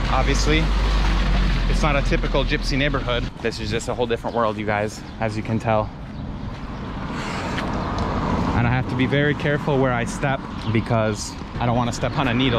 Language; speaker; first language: English; native; English